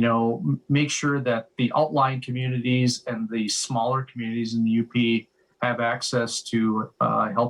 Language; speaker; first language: English; native; English